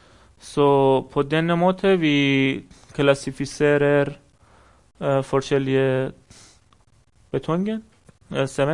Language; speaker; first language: Norwegian; non-native, fluent; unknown